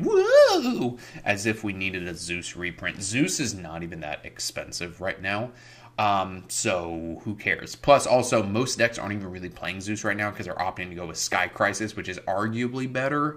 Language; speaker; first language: English; native; English